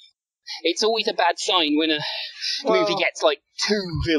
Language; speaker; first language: English; native; English